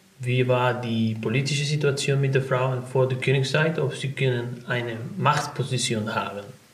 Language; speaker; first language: German; non-native, learner; Spanish